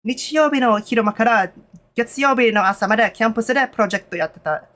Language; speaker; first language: Japanese; non-native, learner; English